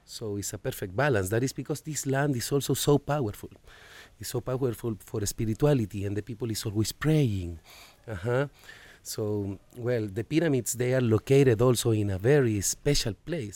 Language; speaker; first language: English; non-native, fluent; Spanish